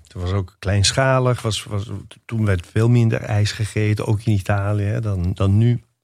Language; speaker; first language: Dutch; non-native, fluent; Italian